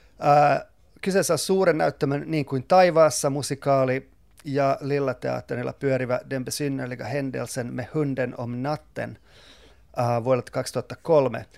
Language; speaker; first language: Finnish; non-native, local second language; Swedish